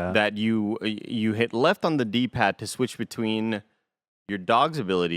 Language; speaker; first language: English; native; English